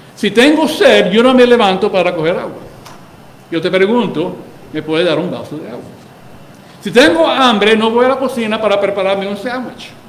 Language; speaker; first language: Spanish; early bilingual, heritage; Spanish